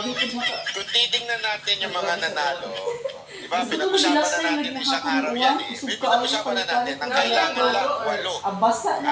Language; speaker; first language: Filipino; non-native, local second language; Cebuano